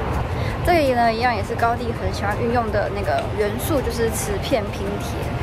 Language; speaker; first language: Chinese; native; Chinese